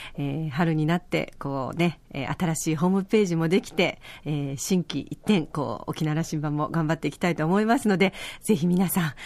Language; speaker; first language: Japanese; native; Japanese